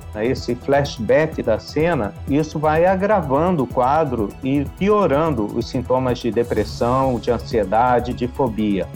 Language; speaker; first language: Portuguese; native; Portuguese